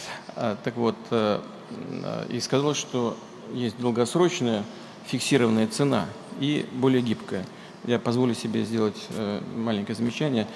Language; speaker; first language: Russian; native; Russian